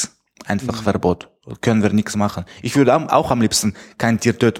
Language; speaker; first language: German; non-native, fluent; Tajik